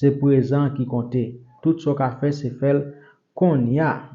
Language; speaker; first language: French; non-native, learner; Haitian Creole